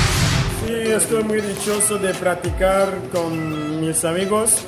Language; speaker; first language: Spanish; non-native, learner; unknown